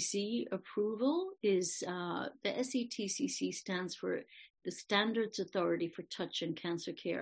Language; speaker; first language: English; native; English